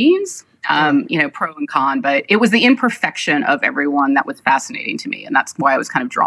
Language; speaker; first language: English; native; English